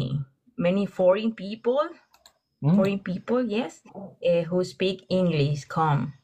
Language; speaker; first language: English; non-native, learner; Spanish